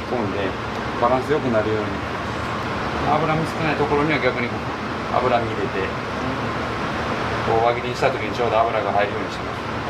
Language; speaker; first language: Japanese; native; Japanese